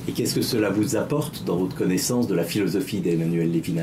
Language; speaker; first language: French; native; French